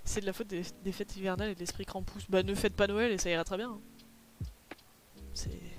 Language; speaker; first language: French; native; French